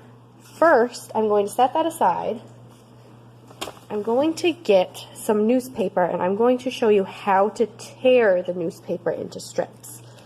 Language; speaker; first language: English; native; English